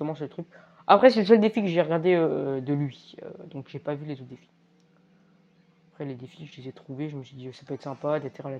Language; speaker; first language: French; native; French